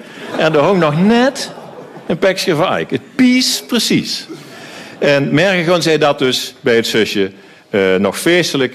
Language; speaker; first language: Dutch; native; Dutch